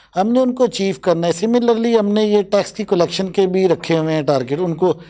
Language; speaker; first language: Urdu; non-native, local second language; Punjabi